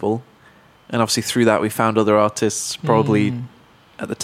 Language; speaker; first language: English; native; English